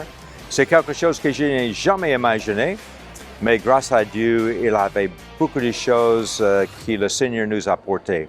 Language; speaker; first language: French; non-native, local second language; Haitian Creole